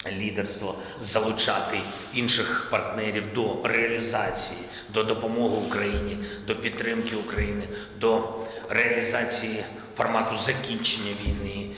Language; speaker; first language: Ukrainian; non-native, local second language; Russian